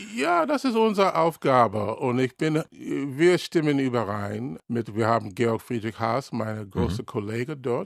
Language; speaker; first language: German; non-native, learner; English